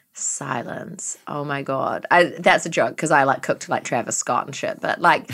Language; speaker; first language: English; native; English